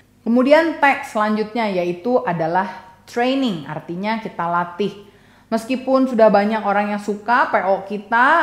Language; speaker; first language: Indonesian; native; Indonesian